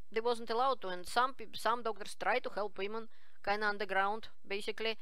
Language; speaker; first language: English; non-native, fluent; Russian